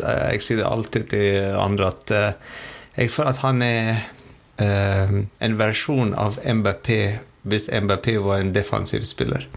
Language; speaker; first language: Norwegian; non-native, fluent; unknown